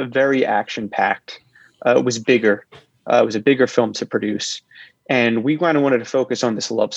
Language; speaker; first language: English; native; English